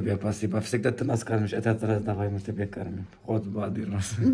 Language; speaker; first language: Russian; non-native, learner; Turkish